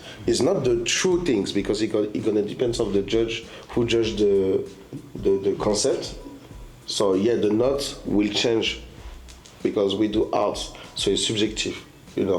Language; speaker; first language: English; non-native, fluent; French